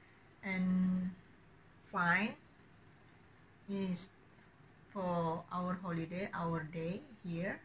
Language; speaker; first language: English; non-native, learner; Indonesian